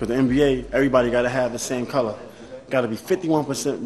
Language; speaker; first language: English; native; English